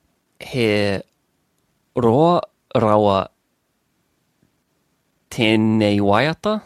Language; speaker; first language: Māori; non-native, learner; English